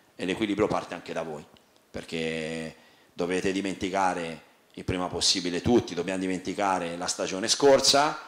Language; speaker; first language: Italian; native; Italian